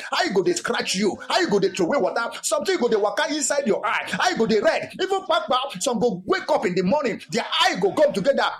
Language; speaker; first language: Nigerian Pidgin; non-native, local second language; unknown